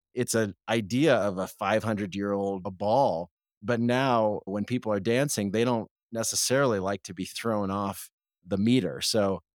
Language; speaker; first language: English; native; English